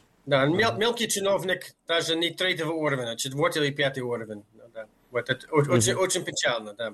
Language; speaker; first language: Russian; non-native, fluent; English